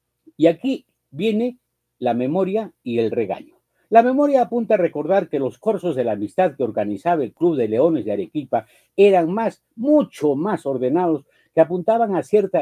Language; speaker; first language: Spanish; native; Spanish